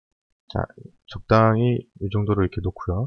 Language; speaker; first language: Korean; native; Korean